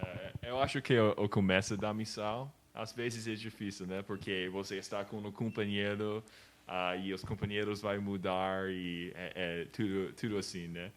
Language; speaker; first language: Portuguese; non-native, learner; English